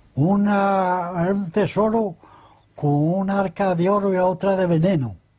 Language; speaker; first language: Asturian; native; Asturian